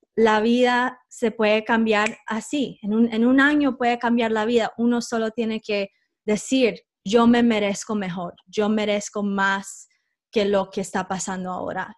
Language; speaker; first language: Spanish; early bilingual, heritage; Spanish